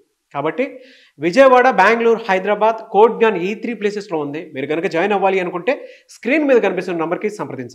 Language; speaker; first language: Telugu; native; Telugu